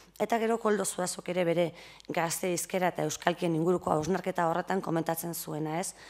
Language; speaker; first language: Basque; native; Basque